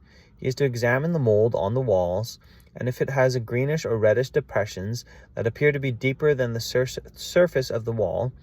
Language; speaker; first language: English; native; English